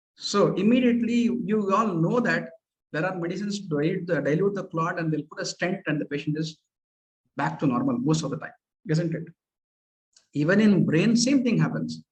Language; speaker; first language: English; non-native, local second language; Kannada